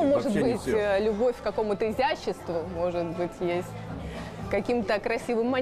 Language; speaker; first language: Russian; native; Russian